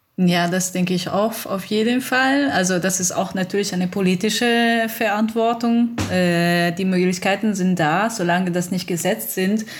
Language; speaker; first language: German; non-native, fluent; Italian